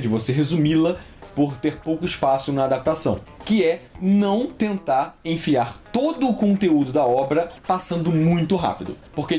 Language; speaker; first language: Portuguese; native; Portuguese